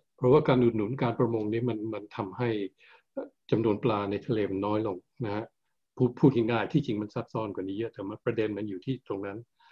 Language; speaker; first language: Thai; early bilingual, heritage; Thai